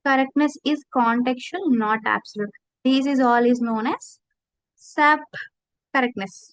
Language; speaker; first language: English; non-native, local second language; Telugu